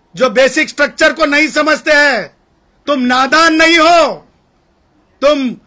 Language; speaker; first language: Hindi; non-native, local second language; Marathi